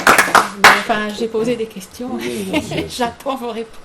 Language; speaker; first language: French; native; French